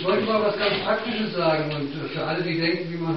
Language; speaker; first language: German; native; German